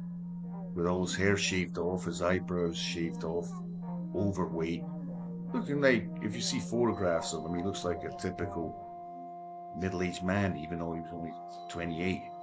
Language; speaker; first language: English; native; English